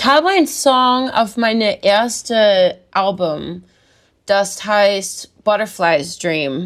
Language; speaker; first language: German; non-native, learner; English